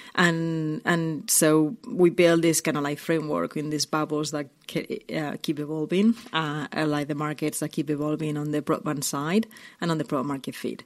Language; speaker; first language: English; non-native, fluent; Spanish